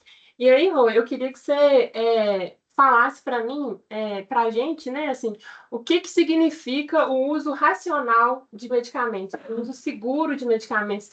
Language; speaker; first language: Portuguese; native; Portuguese